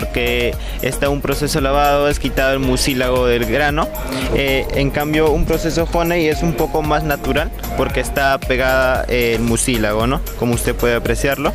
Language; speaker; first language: Spanish; native; Spanish